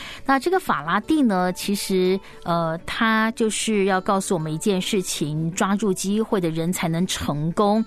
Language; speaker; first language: Chinese; native; Chinese